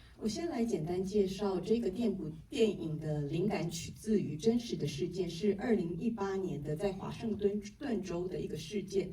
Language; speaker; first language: Chinese; native; Chinese